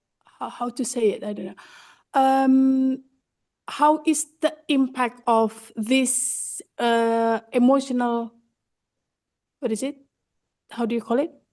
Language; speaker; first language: English; non-native, fluent; Indonesian